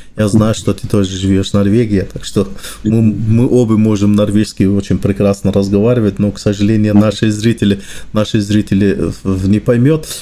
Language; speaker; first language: Russian; non-native, learner; Azerbaijani